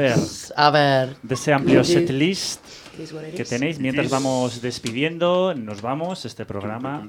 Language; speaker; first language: Spanish; native; Spanish